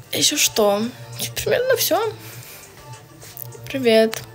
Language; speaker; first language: Russian; non-native, learner; Romanian